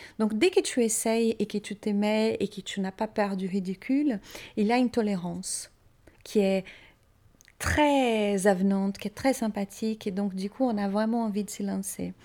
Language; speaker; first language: French; non-native, fluent; Portuguese